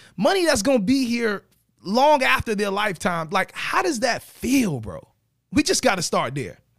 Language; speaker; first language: English; native; English